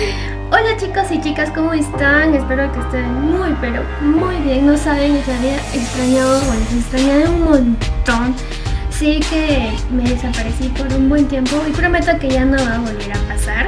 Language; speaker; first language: Spanish; native; Spanish